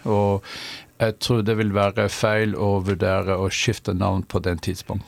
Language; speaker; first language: Norwegian; non-native, fluent; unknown